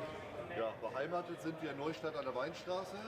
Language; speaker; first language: German; native; German